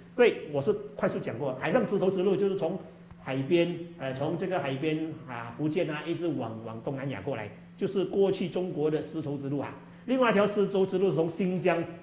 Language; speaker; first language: Chinese; native; Chinese